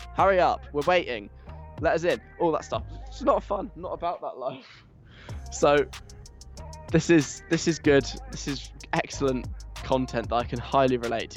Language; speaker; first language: English; native; English